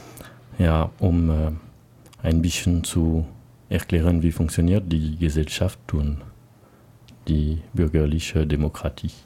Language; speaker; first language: German; non-native, learner; French